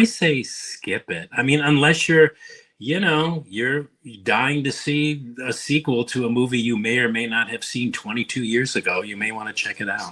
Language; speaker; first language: English; native; English